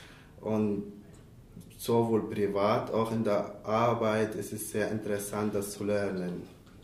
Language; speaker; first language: German; non-native, learner; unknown